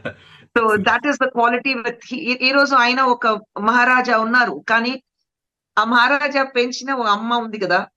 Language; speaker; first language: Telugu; non-native, fluent; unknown